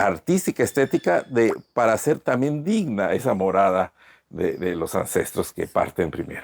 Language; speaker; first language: Spanish; native; Spanish